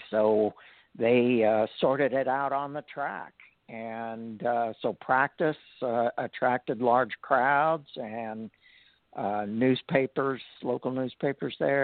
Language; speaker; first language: English; native; English